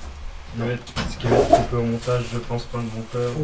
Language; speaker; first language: French; native; French